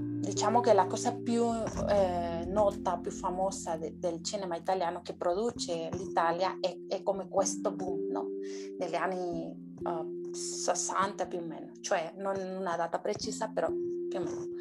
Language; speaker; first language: Italian; non-native, learner; Spanish